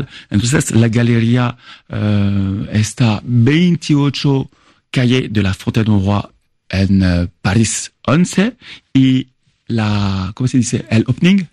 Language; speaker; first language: Spanish; non-native, fluent; French